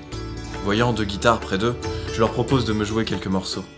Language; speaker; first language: French; native; French